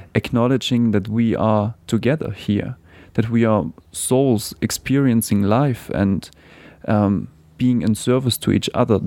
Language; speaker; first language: English; non-native, fluent; German